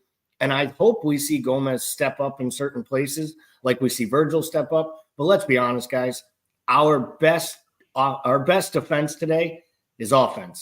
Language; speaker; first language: English; native; English